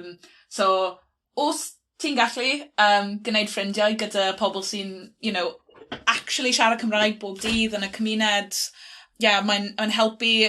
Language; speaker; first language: Welsh; non-native, local second language; English